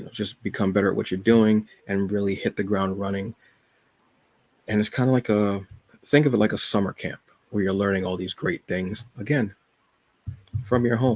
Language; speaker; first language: English; native; English